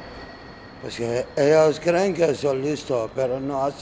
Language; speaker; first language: Spanish; non-native, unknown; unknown